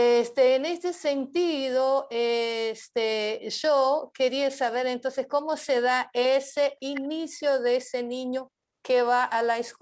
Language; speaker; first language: Spanish; non-native, fluent; Portuguese